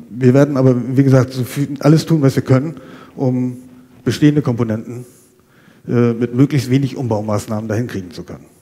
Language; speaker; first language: German; native; German